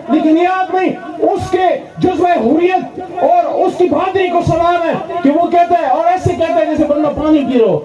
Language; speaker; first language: Urdu; non-native, local second language; Pashto